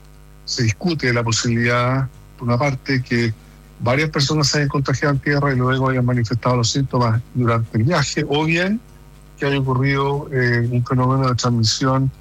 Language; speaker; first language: Spanish; native; Spanish